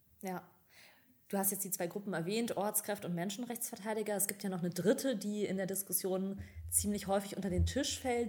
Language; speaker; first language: German; native; German